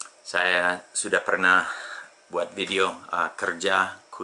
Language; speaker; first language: Indonesian; non-native, fluent; English